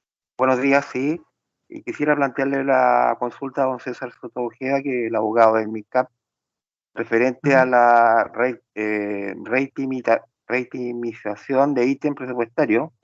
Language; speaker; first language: Spanish; native; Spanish